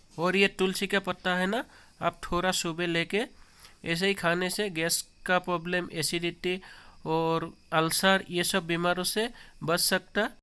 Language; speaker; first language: Hindi; non-native, local second language; Assamese